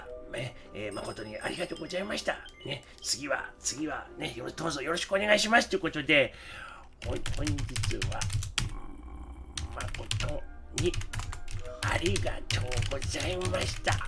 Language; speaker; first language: Japanese; native; Japanese